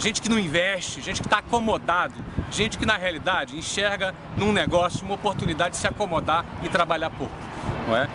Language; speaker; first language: Portuguese; native; Portuguese